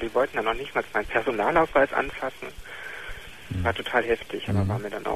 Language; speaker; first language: German; native; German